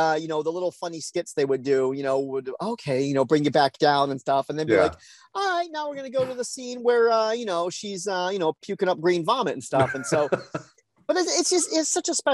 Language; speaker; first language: English; native; English